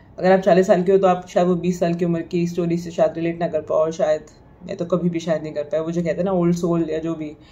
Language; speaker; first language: Hindi; native; Hindi